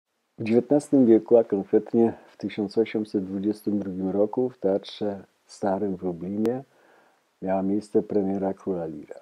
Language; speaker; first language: Polish; native; Polish